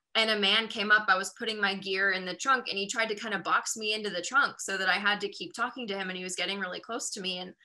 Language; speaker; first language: English; native; English